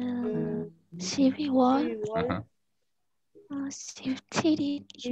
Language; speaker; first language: Korean; non-native, learner; Spanish